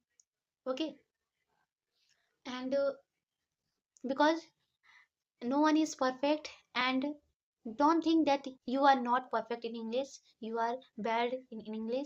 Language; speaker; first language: English; non-native, learner; Hindi